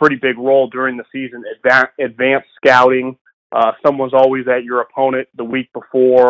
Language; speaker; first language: English; native; English